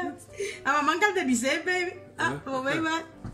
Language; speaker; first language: German; non-native, learner; Spanish